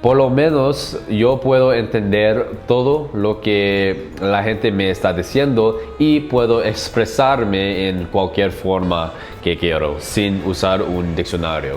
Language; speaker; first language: Spanish; non-native, learner; English